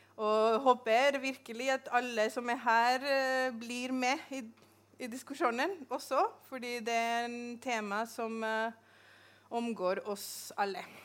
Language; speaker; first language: Norwegian; non-native, fluent; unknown